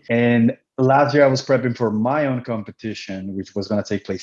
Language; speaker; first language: English; non-native, fluent; Spanish